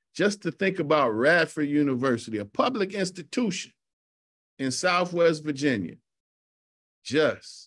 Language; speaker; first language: English; native; English